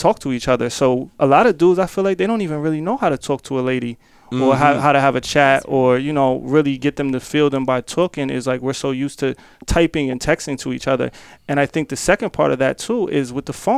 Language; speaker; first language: English; native; English